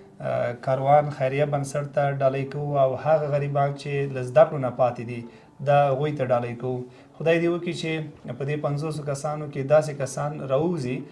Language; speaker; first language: Pashto; native; Pashto